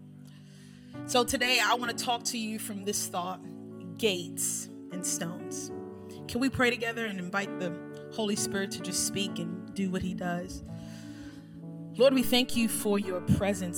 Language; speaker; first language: English; native; English